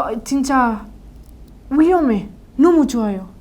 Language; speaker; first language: Korean; non-native, learner; Spanish